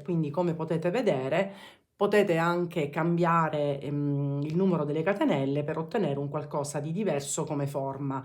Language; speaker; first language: Italian; native; Italian